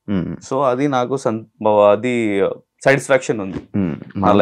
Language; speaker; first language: Telugu; non-native, learner; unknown